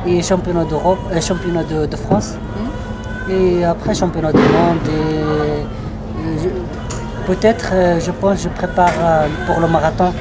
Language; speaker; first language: French; non-native, learner; Arabic